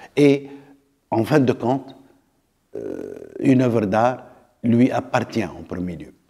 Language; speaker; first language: French; non-native, local second language; Arabic